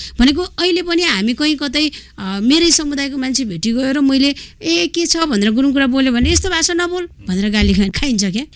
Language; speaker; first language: Nepali; non-native, local second language; Gurung